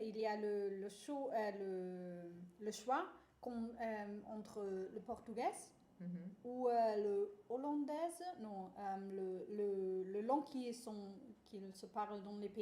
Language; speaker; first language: French; non-native, fluent; German